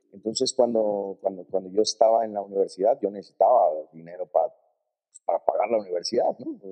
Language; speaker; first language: Spanish; native; Spanish